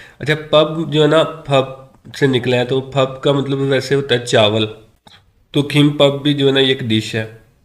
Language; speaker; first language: Urdu; non-native, local second language; Punjabi